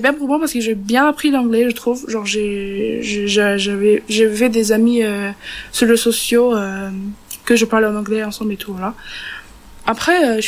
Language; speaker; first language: French; non-native, fluent; Turkish